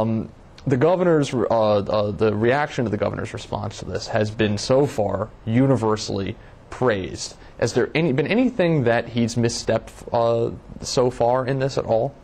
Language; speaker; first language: English; native; English